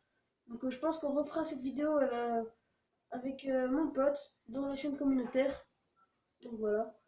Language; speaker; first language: French; native; French